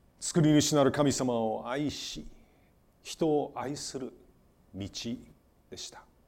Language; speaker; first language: Japanese; non-native, fluent; English